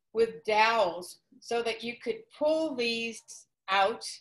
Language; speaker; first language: English; native; English